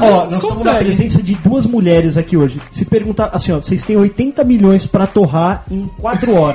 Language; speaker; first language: Portuguese; native; Portuguese